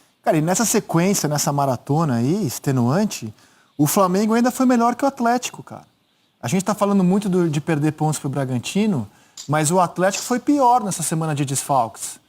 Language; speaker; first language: Portuguese; native; Portuguese